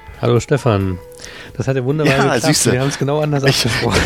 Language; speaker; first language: German; native; German